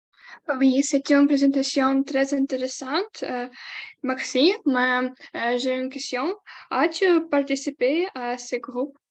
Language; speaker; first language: French; non-native, learner; Ukrainian